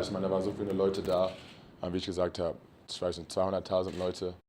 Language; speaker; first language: German; early bilingual, other home language; English